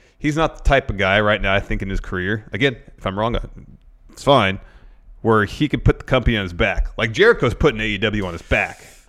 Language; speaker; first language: English; native; English